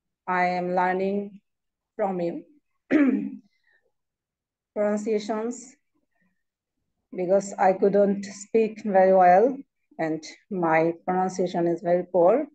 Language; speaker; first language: English; non-native, learner; Bangla